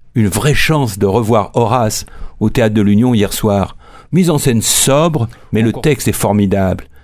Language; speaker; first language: French; native; French